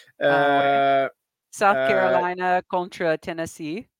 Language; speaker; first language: French; non-native, learner; English